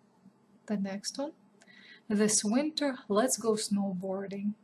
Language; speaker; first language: English; non-native, fluent; Russian